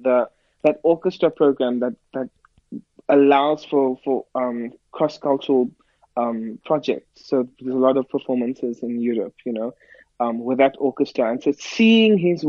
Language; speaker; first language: English; native; English